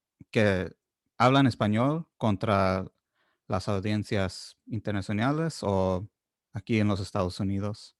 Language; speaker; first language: Spanish; non-native, fluent; English